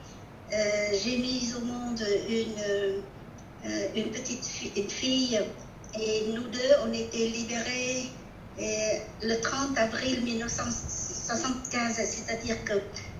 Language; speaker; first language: French; non-native, local second language; Vietnamese